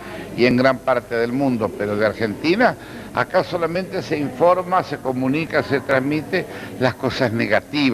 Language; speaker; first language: Spanish; native; Spanish